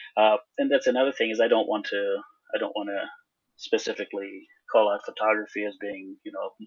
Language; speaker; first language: English; non-native, fluent; Hebrew